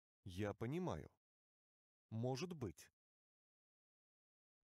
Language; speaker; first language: Russian; non-native, learner; English